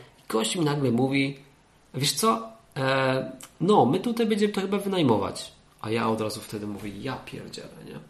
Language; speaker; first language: Polish; native; Polish